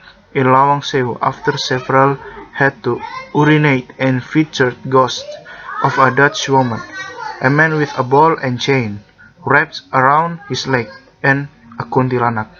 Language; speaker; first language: English; non-native, learner; Indonesian